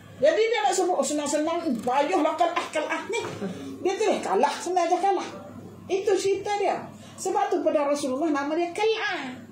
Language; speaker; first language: Malay; native; Malay